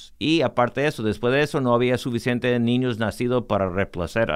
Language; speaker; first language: Spanish; early bilingual, heritage; English